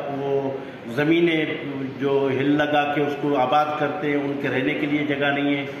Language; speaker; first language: Urdu; non-native, local second language; Sindhi